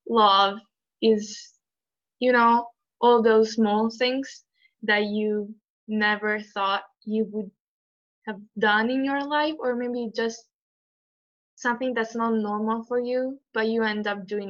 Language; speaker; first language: English; non-native, fluent; Italian